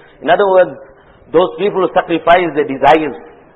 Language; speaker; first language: English; native; English